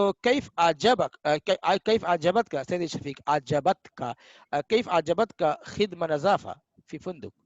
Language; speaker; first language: Arabic; non-native, fluent; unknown